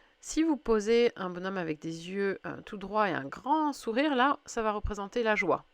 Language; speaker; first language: French; native; French